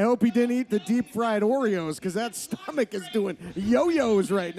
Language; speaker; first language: English; native; English